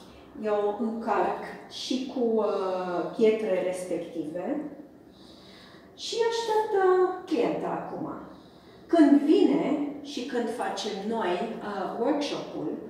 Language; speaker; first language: Romanian; non-native, fluent; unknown